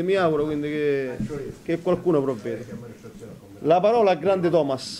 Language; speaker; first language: Italian; native; Italian